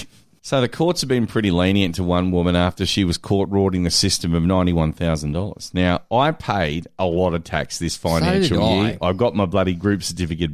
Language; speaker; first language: English; native; English